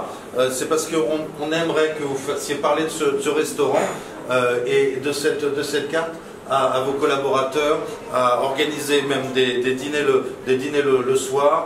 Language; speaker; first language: French; native; French